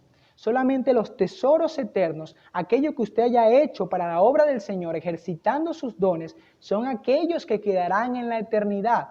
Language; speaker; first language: Spanish; native; Spanish